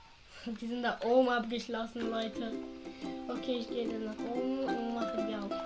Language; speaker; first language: German; early bilingual, other home language; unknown